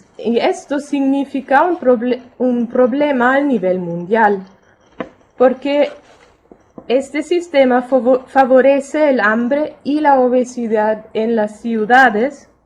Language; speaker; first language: Spanish; non-native, fluent; German